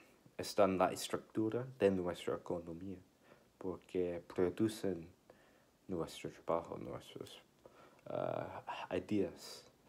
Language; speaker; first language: Spanish; non-native, learner; English